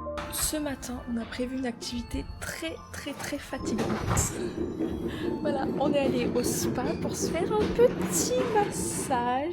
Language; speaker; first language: French; native; French